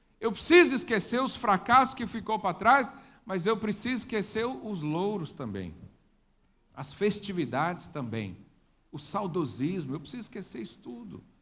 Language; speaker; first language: Portuguese; native; Portuguese